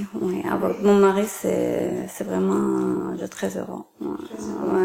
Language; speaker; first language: French; non-native, learner; Ukrainian